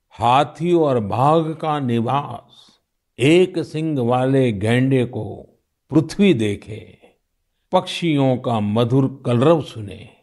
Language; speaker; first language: Hindi; non-native, local second language; Gujarati